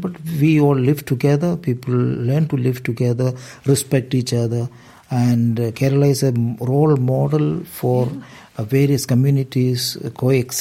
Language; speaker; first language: English; non-native, local second language; Malayalam